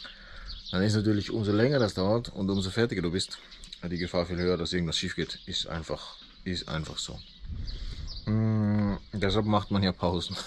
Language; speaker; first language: German; native; German